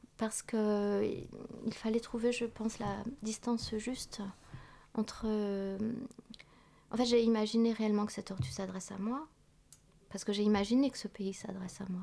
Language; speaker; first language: French; early bilingual, other home language; Vietnamese